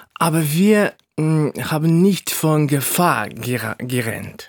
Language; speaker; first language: German; non-native, fluent; Russian